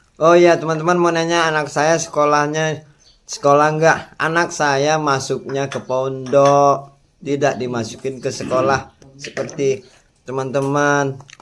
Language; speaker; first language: Indonesian; non-native, local second language; Minangkabau